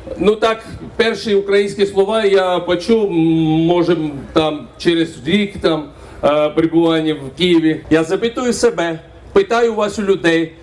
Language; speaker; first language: Ukrainian; non-native, fluent; Georgian